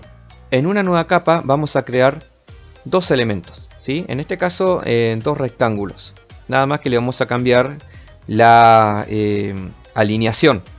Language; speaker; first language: Spanish; native; Spanish